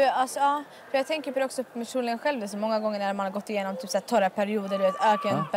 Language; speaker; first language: Swedish; native; Swedish